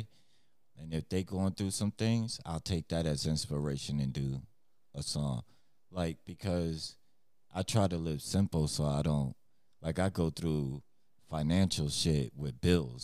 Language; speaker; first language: English; native; English